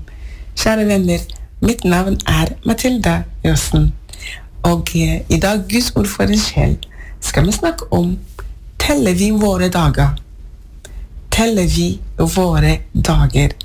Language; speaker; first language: Norwegian; non-native, fluent; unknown